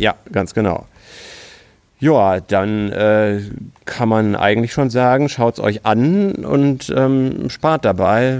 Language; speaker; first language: German; native; German